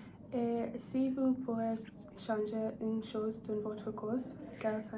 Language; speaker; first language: French; non-native, learner; English